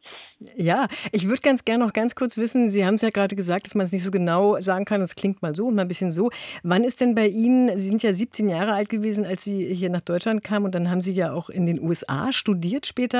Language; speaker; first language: German; native; German